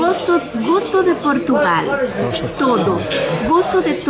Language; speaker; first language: Portuguese; non-native, learner; Spanish